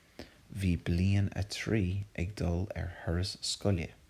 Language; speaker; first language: Irish; non-native, local second language; English